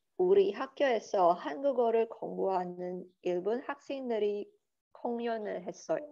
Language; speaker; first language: Korean; non-native, learner; Chinese